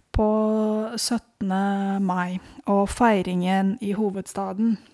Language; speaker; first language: Norwegian; non-native, fluent; Romanian